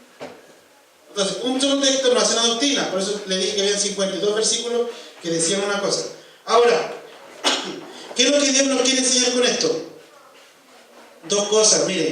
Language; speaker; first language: Spanish; native; Spanish